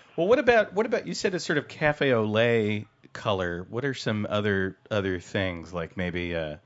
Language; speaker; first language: English; native; English